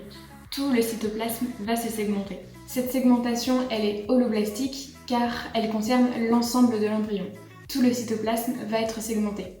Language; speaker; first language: French; native; French